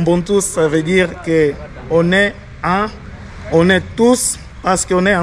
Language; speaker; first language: French; non-native, fluent; Portuguese